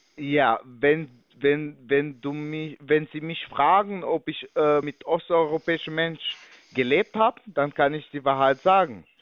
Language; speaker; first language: German; non-native, fluent; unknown